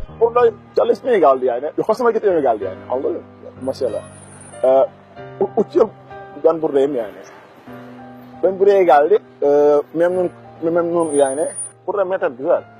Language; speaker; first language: Turkish; non-native, learner; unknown